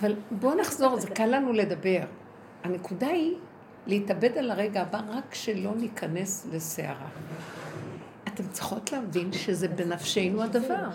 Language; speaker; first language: Hebrew; native; Hebrew